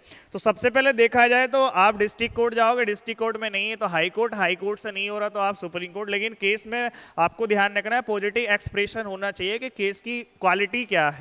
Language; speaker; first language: Hindi; native; Hindi